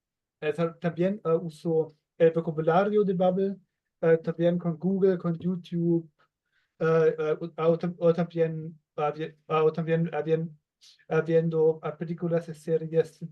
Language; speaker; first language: Spanish; non-native, learner; German